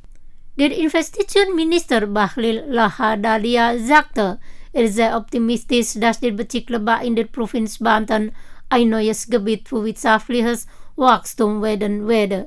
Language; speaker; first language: German; non-native, fluent; Indonesian